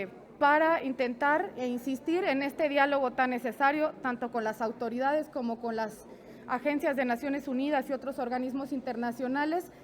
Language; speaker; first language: Spanish; native; Spanish